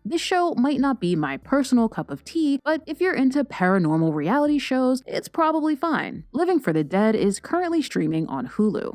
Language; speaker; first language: English; native; English